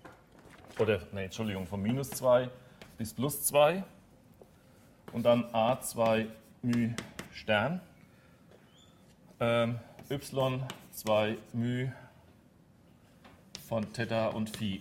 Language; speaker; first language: German; native; German